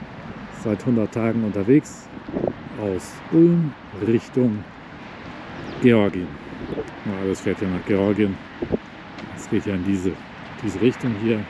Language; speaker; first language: German; native; German